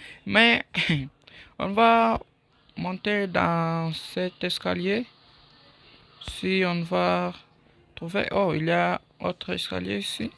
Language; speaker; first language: French; non-native, learner; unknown